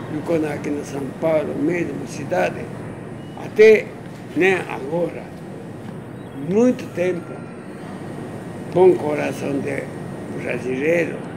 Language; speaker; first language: Portuguese; non-native, learner; Japanese